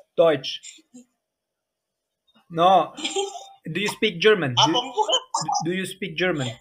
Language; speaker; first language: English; non-native, fluent; German